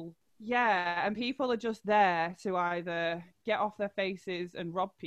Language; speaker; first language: English; native; English